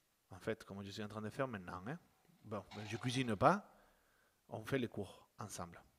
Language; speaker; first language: French; non-native, fluent; Spanish